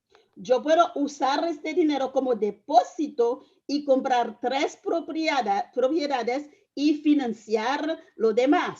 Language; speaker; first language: Spanish; non-native, fluent; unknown